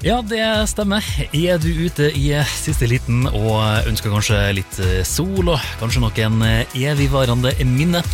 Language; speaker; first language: Norwegian; native; Norwegian